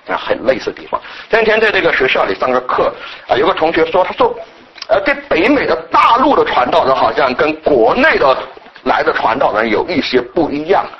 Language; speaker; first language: Chinese; native; Chinese